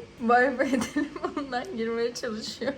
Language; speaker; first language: Turkish; native; Turkish